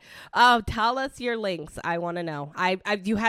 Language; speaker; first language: English; early bilingual, other home language; Italian